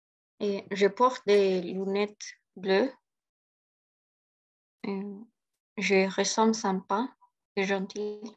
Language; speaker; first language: French; non-native, learner; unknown